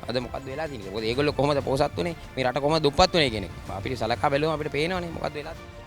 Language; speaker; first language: Sinhala; native; Sinhala